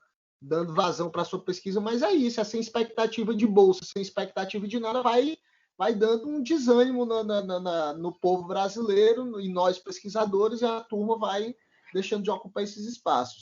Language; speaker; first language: Portuguese; native; Portuguese